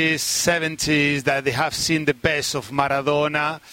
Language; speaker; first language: English; non-native, fluent; Spanish